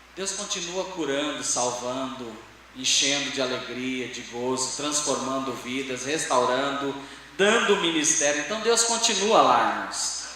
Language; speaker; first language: Portuguese; native; Portuguese